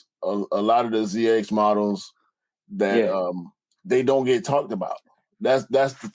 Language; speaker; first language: English; native; English